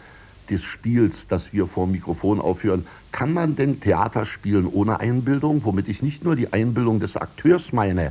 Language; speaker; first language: German; native; German